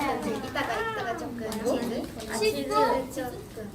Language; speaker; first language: Korean; non-native, learner; Japanese